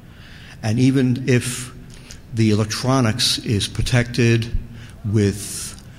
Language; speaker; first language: English; native; English